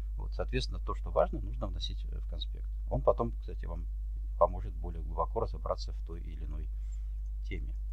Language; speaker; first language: Russian; native; Russian